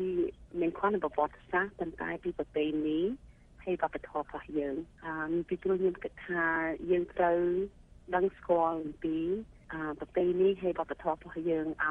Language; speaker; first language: Khmer; early bilingual, heritage; Khmer